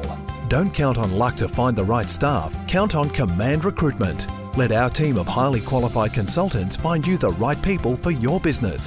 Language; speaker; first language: English; native; English